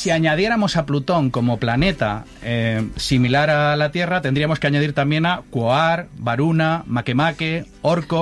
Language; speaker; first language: Spanish; native; Spanish